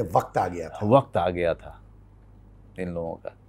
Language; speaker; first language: Hindi; native; Hindi